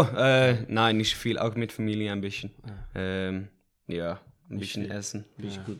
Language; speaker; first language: German; non-native, learner; Dutch